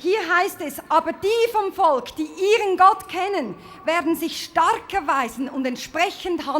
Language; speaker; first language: German; native; German